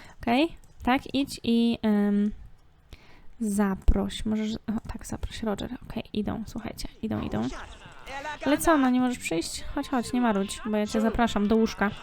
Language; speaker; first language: Polish; native; Polish